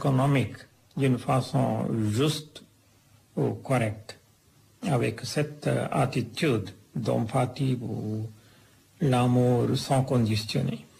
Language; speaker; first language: French; non-native, fluent; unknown